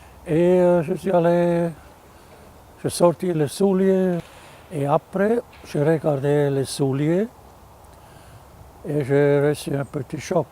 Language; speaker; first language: French; non-native, fluent; German